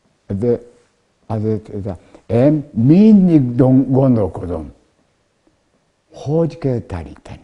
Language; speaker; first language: Hungarian; non-native, learner; Japanese